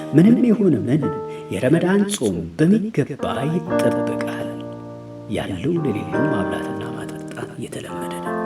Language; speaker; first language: Amharic; native; Amharic